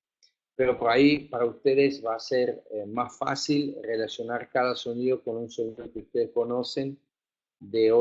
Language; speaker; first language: Spanish; non-native, fluent; Afrikaans